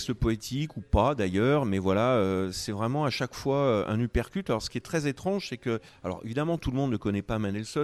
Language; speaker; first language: French; native; French